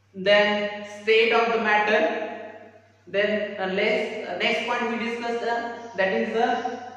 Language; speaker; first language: English; non-native, local second language; Marathi